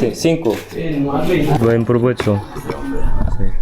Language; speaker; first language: Spanish; non-native, learner; Korean